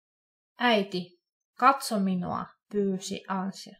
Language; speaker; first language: Finnish; non-native, fluent; Russian